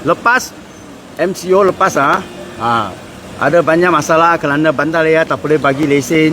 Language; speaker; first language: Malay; non-native, local second language; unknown